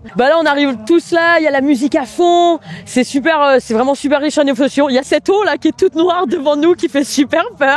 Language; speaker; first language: French; native; French